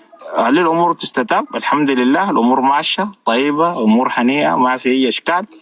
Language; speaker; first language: Arabic; native; Arabic